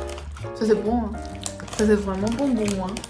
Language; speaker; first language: French; non-native, learner; Chinese